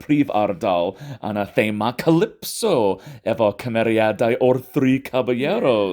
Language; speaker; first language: Welsh; non-native, fluent; English